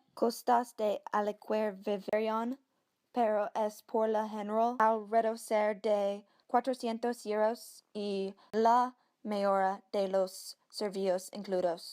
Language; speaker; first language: Spanish; non-native, learner; English